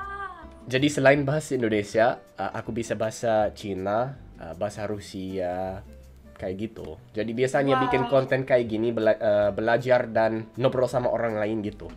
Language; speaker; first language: Indonesian; non-native, fluent; English